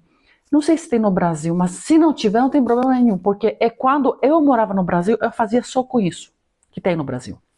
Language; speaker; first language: Portuguese; non-native, fluent; Greek